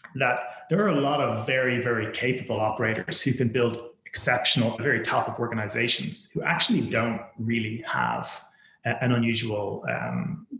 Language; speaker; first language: English; native; English